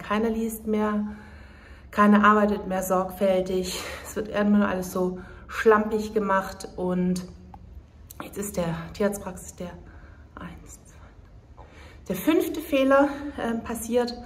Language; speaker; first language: German; native; German